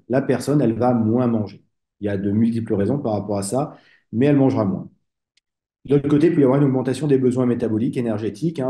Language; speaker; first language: French; native; French